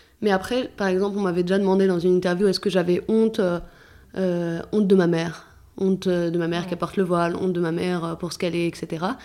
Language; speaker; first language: French; early bilingual, other home language; Arabic